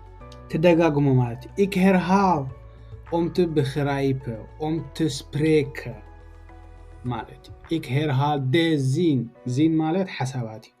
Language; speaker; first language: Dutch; non-native, learner; Tigrinya